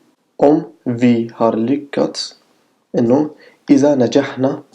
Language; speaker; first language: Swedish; non-native, fluent; Arabic